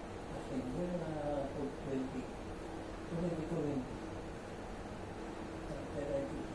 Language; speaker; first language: English; non-native, learner; Filipino